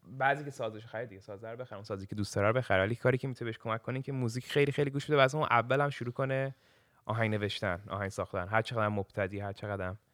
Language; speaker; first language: Persian; early bilingual, heritage; Persian